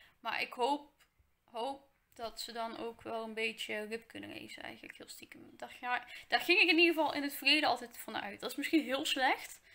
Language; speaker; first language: Dutch; native; Dutch